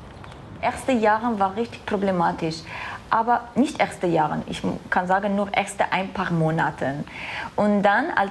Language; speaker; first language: German; non-native, fluent; Armenian